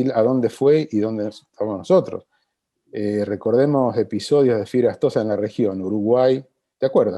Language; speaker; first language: Spanish; native; Spanish